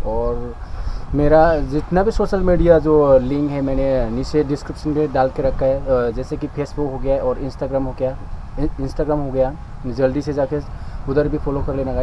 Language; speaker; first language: Hindi; non-native, local second language; Bodo